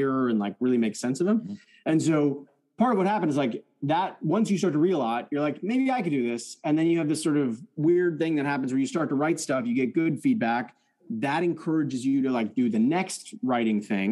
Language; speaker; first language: English; early bilingual, other home language; French